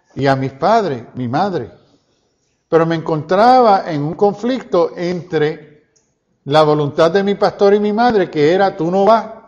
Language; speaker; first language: Spanish; early bilingual, heritage; Spanish